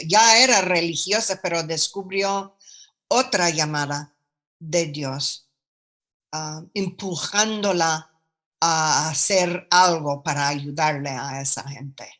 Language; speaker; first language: Spanish; non-native, fluent; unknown